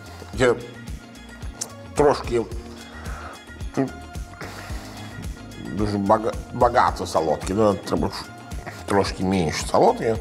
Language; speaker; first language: Ukrainian; non-native, learner; Italian